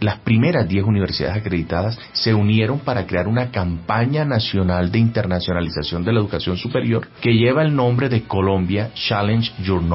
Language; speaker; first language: Spanish; native; Spanish